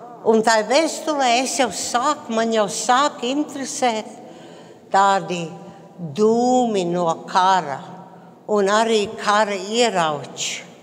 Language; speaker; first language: Latvian; early bilingual, heritage; Latvian